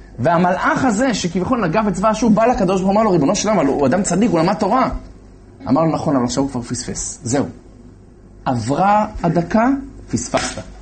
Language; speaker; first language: Hebrew; native; Hebrew